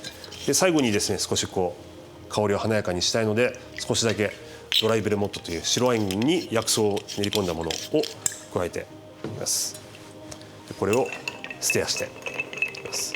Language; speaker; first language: Japanese; native; Japanese